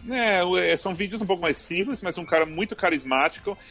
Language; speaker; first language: Portuguese; non-native, fluent; English